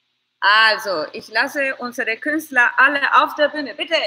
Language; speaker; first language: German; non-native, fluent; Spanish